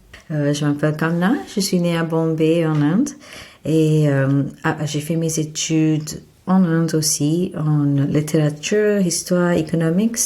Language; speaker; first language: French; non-native, fluent; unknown